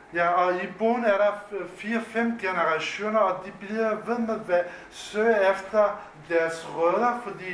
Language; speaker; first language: Danish; non-native, fluent; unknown